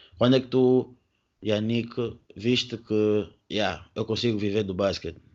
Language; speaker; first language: Portuguese; native; Portuguese